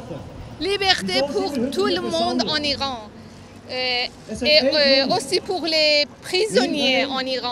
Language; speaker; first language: French; non-native, learner; Persian